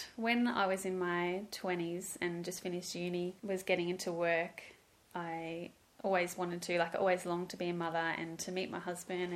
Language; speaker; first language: English; native; English